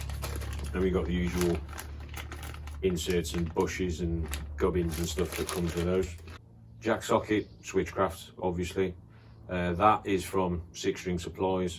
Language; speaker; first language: English; native; English